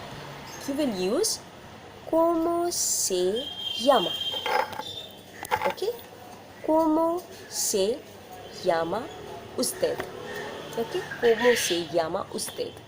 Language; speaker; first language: Spanish; non-native, fluent; Bangla